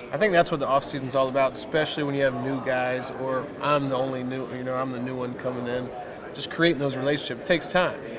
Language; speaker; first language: English; native; English